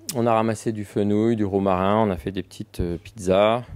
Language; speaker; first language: French; native; French